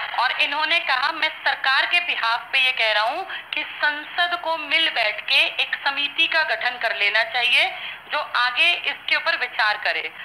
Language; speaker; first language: Hindi; native; Hindi